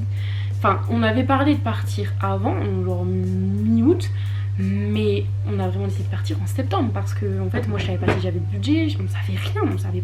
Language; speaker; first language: French; native; French